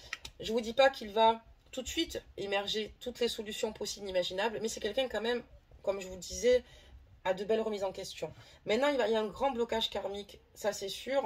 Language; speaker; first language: French; native; French